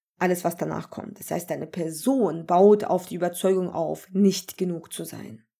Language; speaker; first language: German; early bilingual, other home language; Turkish